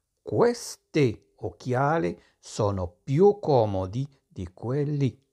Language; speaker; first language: Italian; non-native, fluent; Arabic